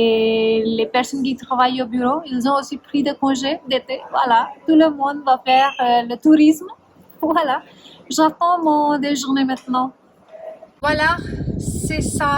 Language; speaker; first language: French; non-native, fluent; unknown